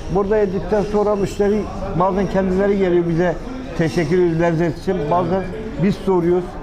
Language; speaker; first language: Turkish; native; Turkish